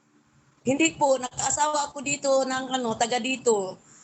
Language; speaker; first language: Filipino; non-native, local second language; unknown